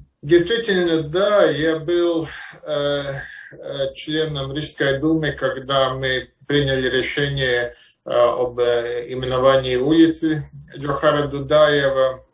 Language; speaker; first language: Russian; non-native, fluent; Latvian